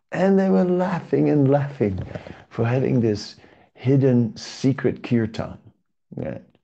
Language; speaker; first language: English; non-native, fluent; Dutch